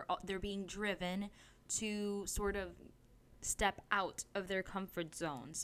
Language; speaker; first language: English; non-native, local second language; Spanish